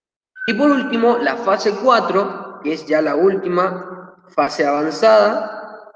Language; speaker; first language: Spanish; native; Spanish